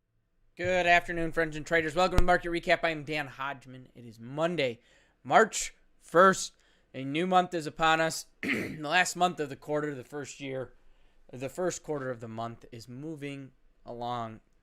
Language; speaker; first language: English; native; English